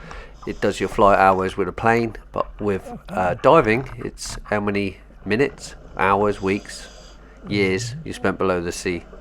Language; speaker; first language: English; native; English